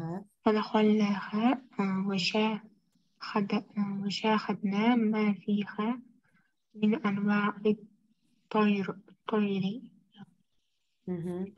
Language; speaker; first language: Arabic; non-native, learner; Uzbek